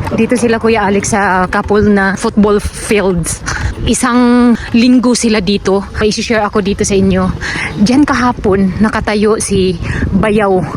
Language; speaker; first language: Filipino; non-native, local second language; Cebuano